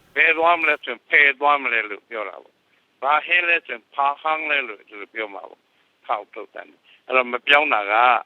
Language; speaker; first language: Burmese; native; Burmese